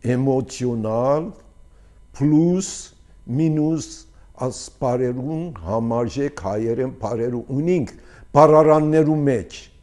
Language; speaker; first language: Armenian; early bilingual, heritage; Armenian